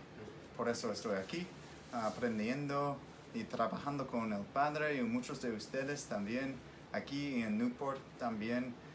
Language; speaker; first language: Spanish; non-native, fluent; English